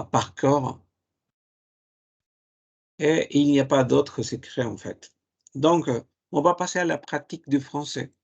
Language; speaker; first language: French; non-native, fluent; Spanish